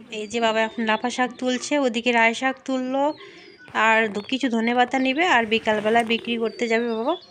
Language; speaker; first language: Bangla; native; Bangla